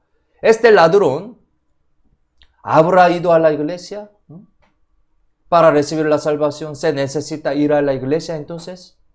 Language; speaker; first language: Spanish; non-native, fluent; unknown